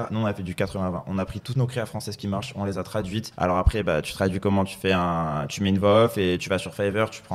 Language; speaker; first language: French; native; French